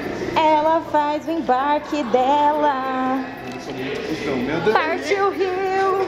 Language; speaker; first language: Portuguese; native; Portuguese